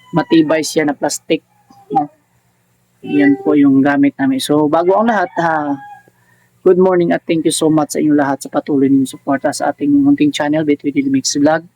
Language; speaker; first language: Filipino; non-native, local second language; Cebuano